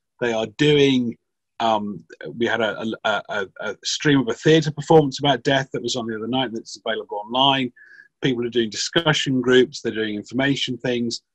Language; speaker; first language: English; native; English